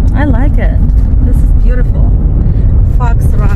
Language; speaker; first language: English; non-native, fluent; Russian